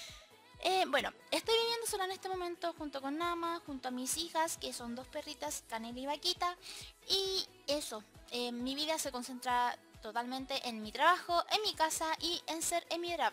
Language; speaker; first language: Spanish; native; Spanish